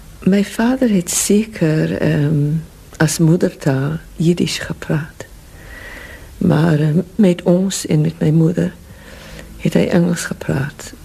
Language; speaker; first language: Dutch; non-native, learner; English